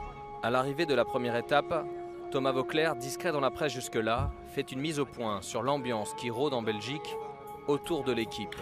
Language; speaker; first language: French; native; French